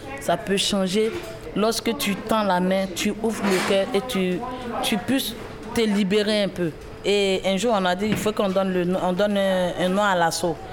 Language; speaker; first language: French; non-native, local second language; Bambara